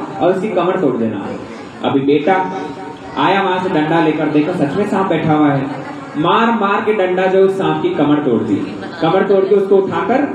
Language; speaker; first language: Hindi; native; Hindi